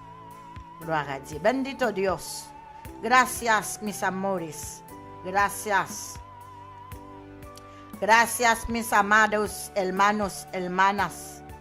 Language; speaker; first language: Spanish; non-native, learner; Haitian Creole